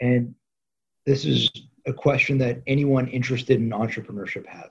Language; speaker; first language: English; native; English